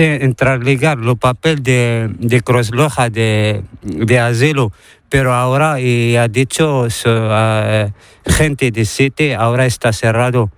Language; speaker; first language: Spanish; non-native, learner; Arabic